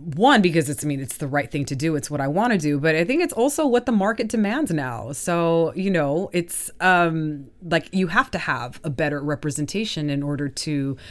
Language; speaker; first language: English; native; English